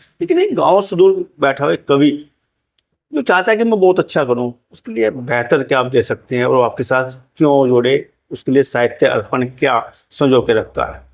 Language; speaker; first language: Hindi; native; Hindi